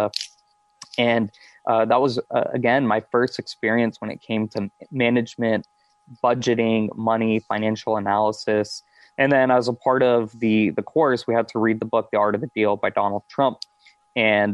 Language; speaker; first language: English; native; English